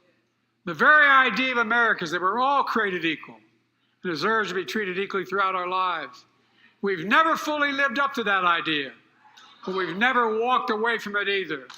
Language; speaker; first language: English; native; English